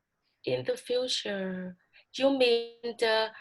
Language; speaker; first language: English; non-native, learner; Vietnamese